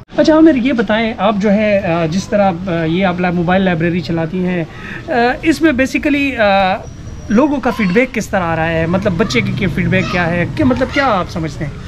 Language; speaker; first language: Urdu; non-native, local second language; Pashto